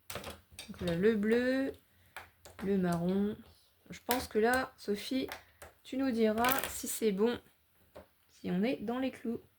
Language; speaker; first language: French; native; French